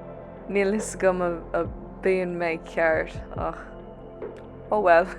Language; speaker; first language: Irish; non-native, learner; English